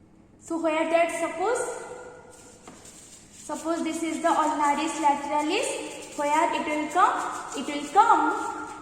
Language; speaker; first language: English; non-native, local second language; Hindi